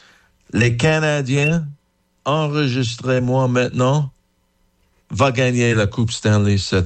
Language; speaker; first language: French; non-native, learner; English